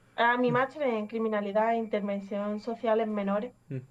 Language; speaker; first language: Spanish; early bilingual, other home language; English